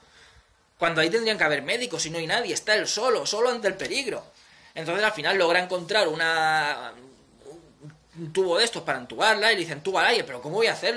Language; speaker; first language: Spanish; native; Spanish